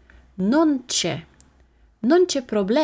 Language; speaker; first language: Italian; non-native, fluent; Slovak